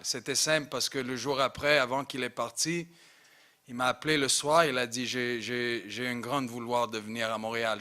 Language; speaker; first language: French; non-native, local second language; English